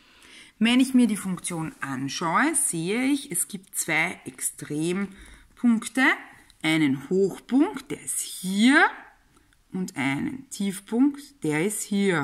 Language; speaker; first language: German; native; German